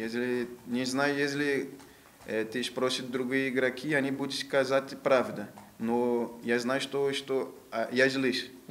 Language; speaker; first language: Russian; non-native, learner; Portuguese